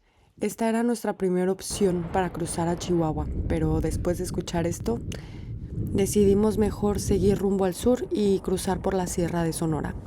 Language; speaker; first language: Spanish; native; Spanish